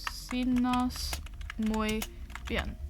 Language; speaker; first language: Spanish; non-native, learner; English